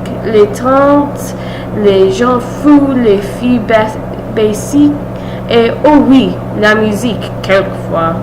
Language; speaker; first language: French; non-native, learner; English